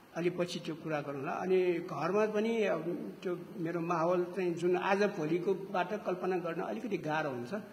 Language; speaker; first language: Nepali; non-native, local second language; Newari